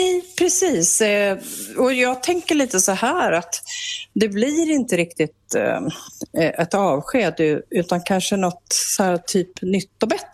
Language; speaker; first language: Swedish; native; Swedish